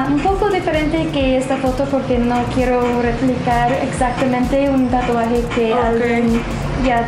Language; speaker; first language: Spanish; non-native, learner; English